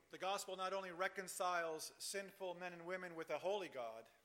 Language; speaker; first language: English; native; English